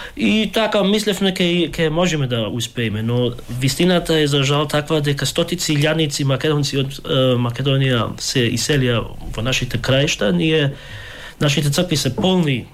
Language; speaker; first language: Macedonian; early bilingual, heritage; Macedonian